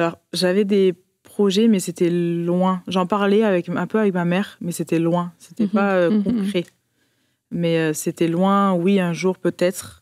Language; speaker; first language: French; early bilingual, other home language; Portuguese